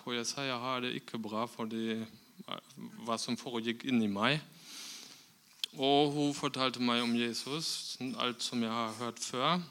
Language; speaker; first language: Norwegian; non-native, fluent; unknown